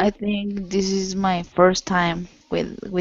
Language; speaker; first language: English; non-native, learner; Spanish